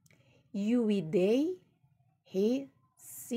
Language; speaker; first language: English; non-native, learner; Indonesian